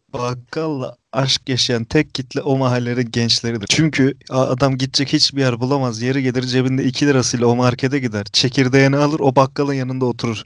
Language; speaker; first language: Turkish; native; Turkish